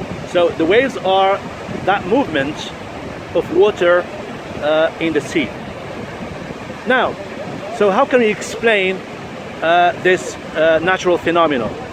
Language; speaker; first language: English; non-native, fluent; Arabic